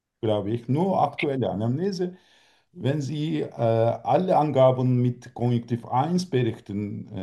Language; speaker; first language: German; non-native, learner; Turkish